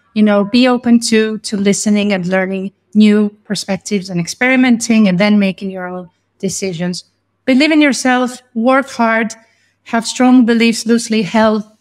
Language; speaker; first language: English; non-native, fluent; Greek